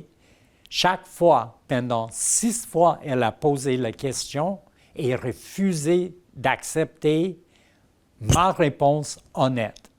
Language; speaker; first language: French; non-native, local second language; English